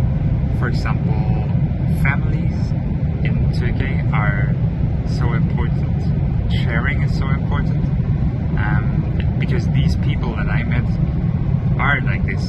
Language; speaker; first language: English; non-native, learner; German